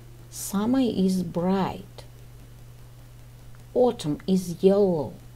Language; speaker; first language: English; non-native, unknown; Russian